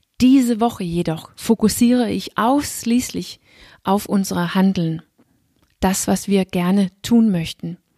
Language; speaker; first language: German; non-native, fluent; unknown